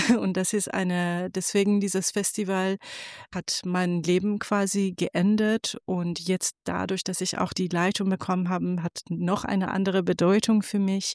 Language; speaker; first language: German; non-native, fluent; Persian